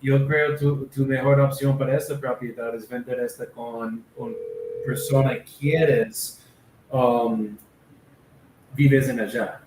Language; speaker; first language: Spanish; non-native, learner; English